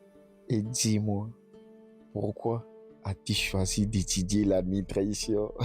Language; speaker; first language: French; non-native, local second language; Swahili